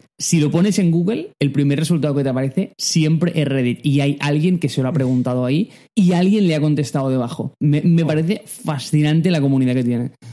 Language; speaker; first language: Spanish; native; Spanish